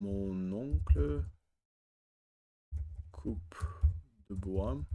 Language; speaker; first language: French; non-native, learner; Russian